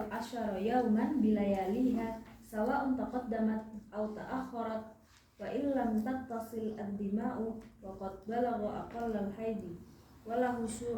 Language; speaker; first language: Arabic; non-native, learner; Indonesian